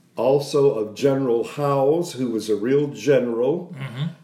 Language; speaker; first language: English; native; English